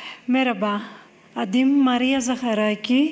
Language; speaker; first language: Turkish; non-native, fluent; Greek